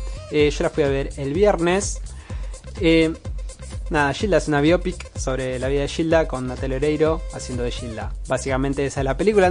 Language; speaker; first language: Spanish; native; Spanish